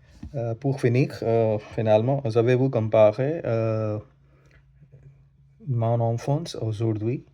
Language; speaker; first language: French; non-native, learner; Hindi